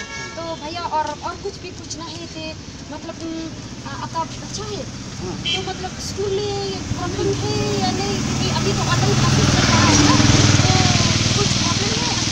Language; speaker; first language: Hindi; non-native, local second language; Khasi